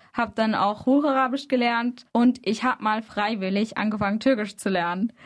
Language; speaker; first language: German; early bilingual, other home language; Arabic